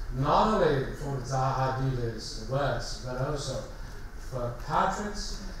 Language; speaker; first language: English; non-native, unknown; Chinese